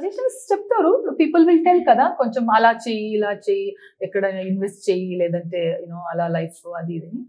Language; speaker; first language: Telugu; non-native, learner; Tulu